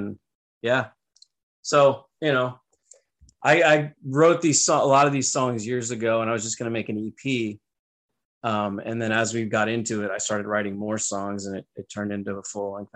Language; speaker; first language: English; native; English